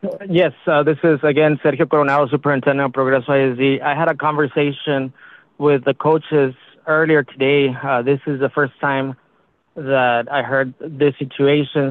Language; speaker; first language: English; early bilingual, other home language; Spanish